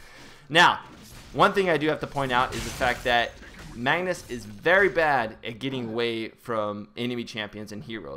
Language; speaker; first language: English; native; English